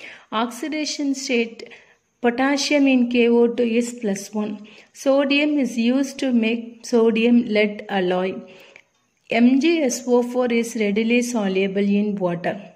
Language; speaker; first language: English; non-native, local second language; Tamil